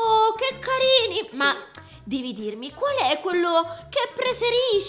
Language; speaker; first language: Italian; native; Italian